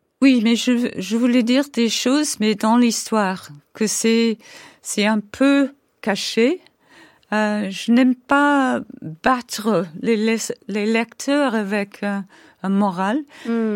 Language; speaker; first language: French; non-native, fluent; English